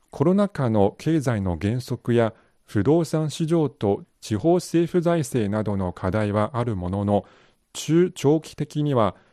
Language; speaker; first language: Japanese; non-native, fluent; Chinese